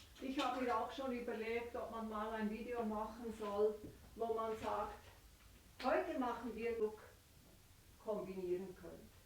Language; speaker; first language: German; non-native, learner; Ukrainian